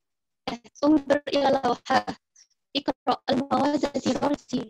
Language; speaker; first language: Arabic; non-native, learner; Indonesian